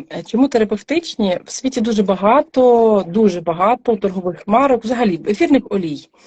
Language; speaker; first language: Ukrainian; native; Ukrainian